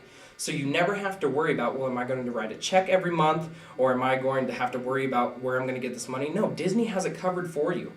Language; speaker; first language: English; native; English